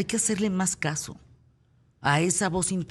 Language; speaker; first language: Spanish; native; Spanish